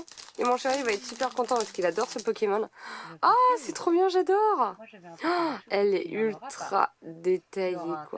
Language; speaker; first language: French; native; French